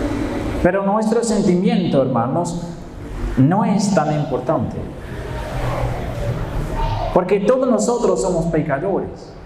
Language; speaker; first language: Spanish; non-native, fluent; Dutch